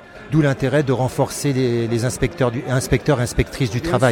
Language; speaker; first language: French; native; French